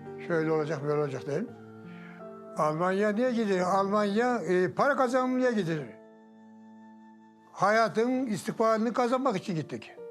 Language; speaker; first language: Turkish; native; Turkish